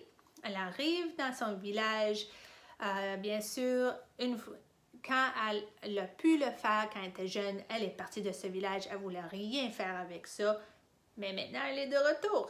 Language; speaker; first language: French; non-native, fluent; English